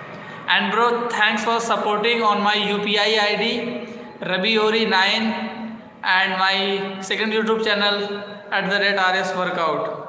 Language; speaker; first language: English; non-native, learner; Hindi